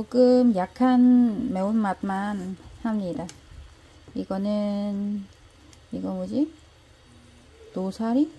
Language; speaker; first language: Korean; non-native, learner; Vietnamese